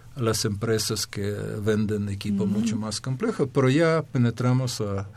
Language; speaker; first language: Spanish; non-native, fluent; Ukrainian